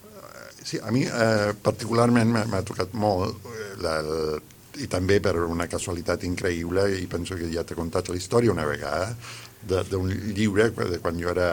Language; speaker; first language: Catalan; non-native, fluent; Spanish